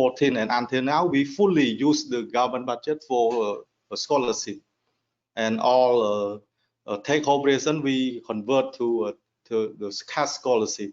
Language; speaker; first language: English; non-native, learner; Khmer